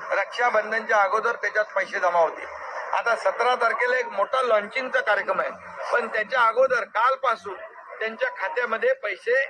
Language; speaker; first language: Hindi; non-native, local second language; Marathi